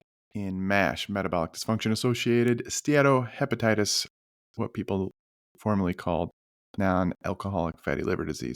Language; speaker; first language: English; native; English